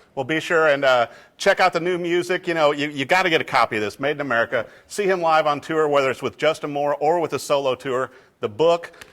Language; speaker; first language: English; native; English